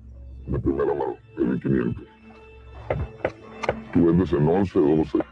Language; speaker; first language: Spanish; native; Spanish